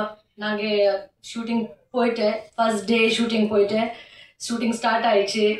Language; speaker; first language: Tamil; non-native, learner; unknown